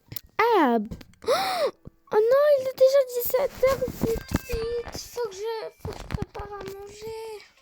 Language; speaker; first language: French; native; French